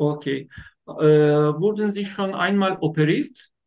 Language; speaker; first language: German; non-native, learner; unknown